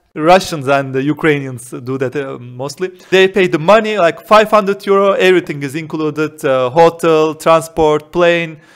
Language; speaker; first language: English; non-native, fluent; Turkish